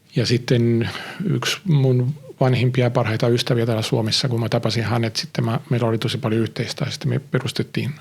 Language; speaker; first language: Finnish; early bilingual, heritage; Finnish